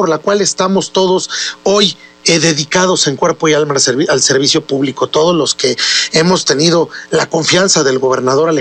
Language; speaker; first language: Spanish; native; Spanish